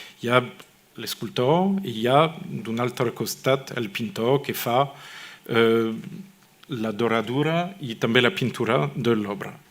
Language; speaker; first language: Catalan; non-native, fluent; French